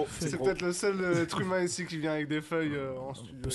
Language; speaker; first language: French; native; French